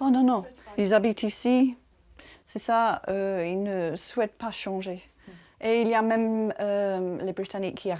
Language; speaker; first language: French; non-native, fluent; English